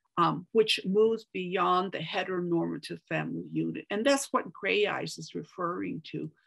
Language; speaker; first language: English; native; English